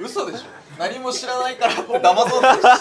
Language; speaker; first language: Japanese; native; Japanese